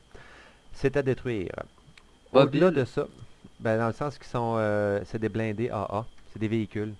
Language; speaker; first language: French; native; French